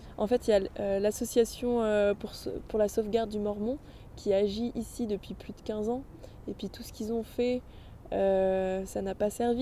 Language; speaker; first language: French; native; French